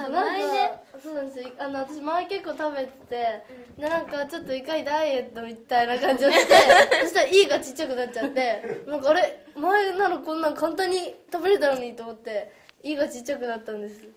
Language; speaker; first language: Japanese; native; Japanese